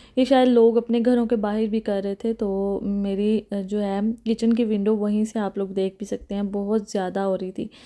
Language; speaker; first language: Urdu; native; Urdu